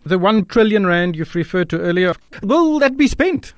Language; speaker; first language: English; non-native, local second language; Afrikaans